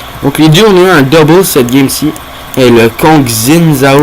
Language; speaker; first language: French; native; French